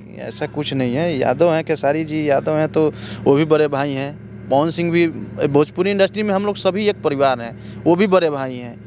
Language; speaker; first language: Hindi; native; Hindi